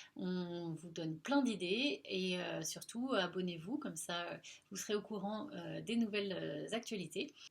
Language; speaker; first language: French; native; French